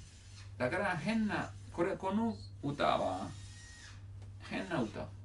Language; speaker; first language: Japanese; non-native, learner; Italian